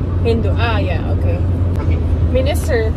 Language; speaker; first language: English; non-native, fluent; Dutch